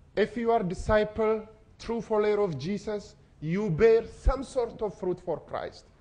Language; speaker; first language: English; non-native, fluent; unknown